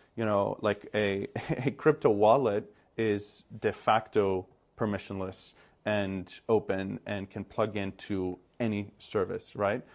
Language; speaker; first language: English; non-native, fluent; Greek